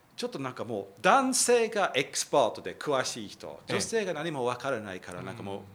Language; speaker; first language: Japanese; non-native, fluent; English